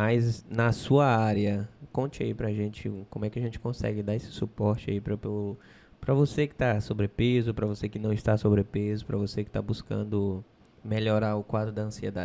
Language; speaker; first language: Portuguese; native; Portuguese